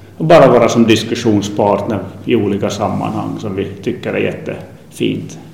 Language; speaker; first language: Swedish; native; Swedish